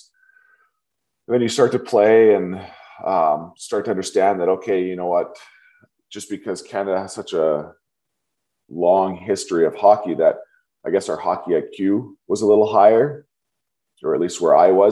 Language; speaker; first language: English; native; English